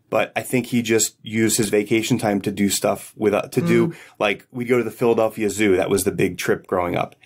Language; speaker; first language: English; native; English